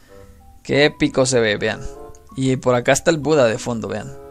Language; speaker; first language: Spanish; native; Spanish